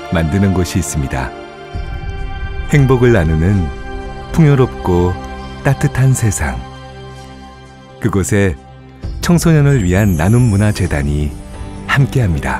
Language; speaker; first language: Korean; native; Korean